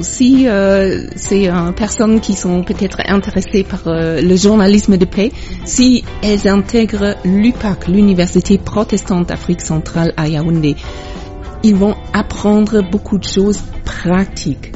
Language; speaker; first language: French; non-native, fluent; German